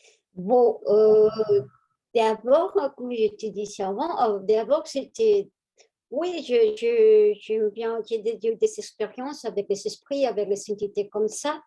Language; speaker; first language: French; non-native, fluent; Spanish